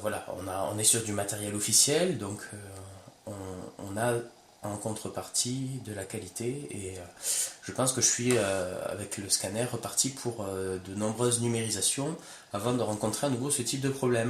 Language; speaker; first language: French; native; French